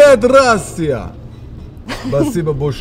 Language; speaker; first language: Russian; non-native, learner; German